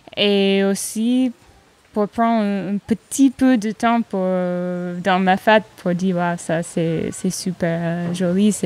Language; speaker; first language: French; non-native, fluent; English